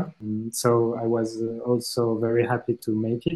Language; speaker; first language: English; non-native, fluent; French